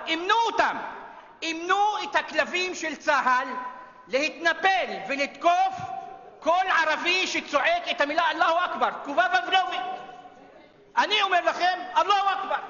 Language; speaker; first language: Hebrew; non-native, local second language; Arabic